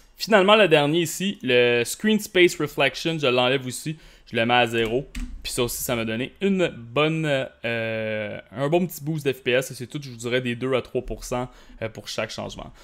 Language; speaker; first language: French; native; French